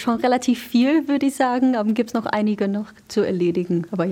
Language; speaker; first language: German; non-native, fluent; English